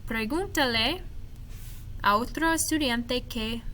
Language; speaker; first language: Spanish; non-native, fluent; English